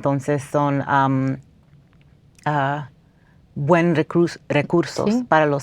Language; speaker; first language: Spanish; non-native, fluent; English